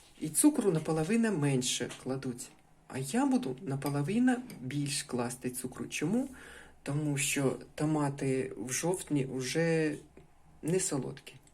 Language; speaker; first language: Ukrainian; native; Ukrainian